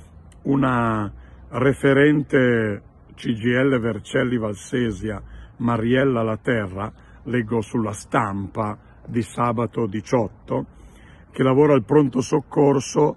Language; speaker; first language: Italian; native; Italian